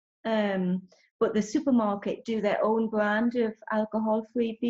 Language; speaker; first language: English; native; English